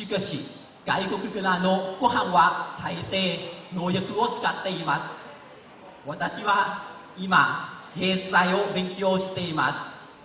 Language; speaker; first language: Japanese; non-native, learner; Lao